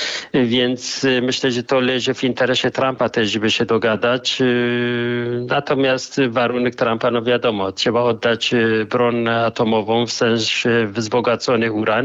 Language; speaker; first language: Polish; non-native, fluent; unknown